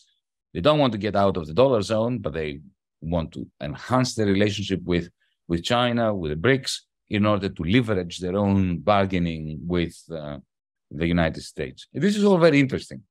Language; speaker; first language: English; non-native, fluent; Greek